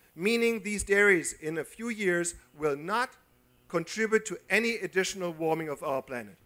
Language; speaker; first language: English; non-native, fluent; German